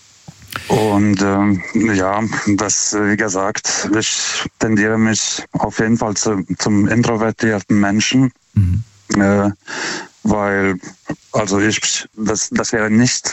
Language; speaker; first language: German; non-native, fluent; Lithuanian